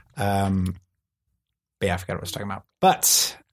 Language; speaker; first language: English; native; English